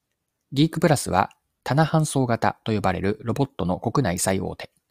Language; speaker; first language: Japanese; native; Japanese